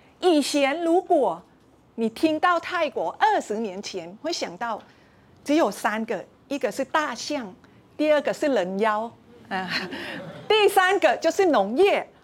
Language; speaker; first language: Chinese; non-native, fluent; Thai